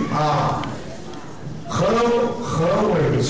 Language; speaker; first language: Chinese; native; Chinese